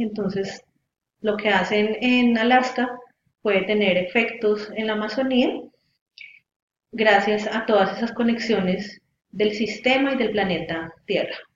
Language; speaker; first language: Spanish; native; Spanish